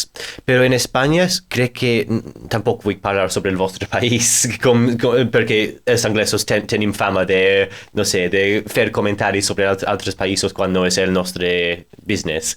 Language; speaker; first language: Catalan; non-native, fluent; English